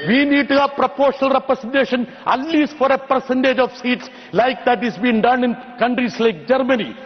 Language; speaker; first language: English; non-native, local second language; Malayalam